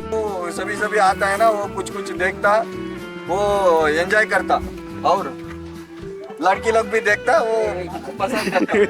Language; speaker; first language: Hindi; non-native, local second language; Kannada